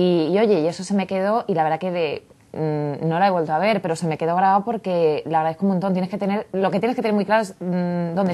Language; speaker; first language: Spanish; native; Spanish